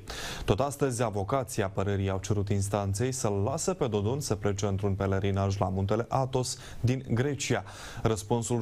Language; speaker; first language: Romanian; native; Romanian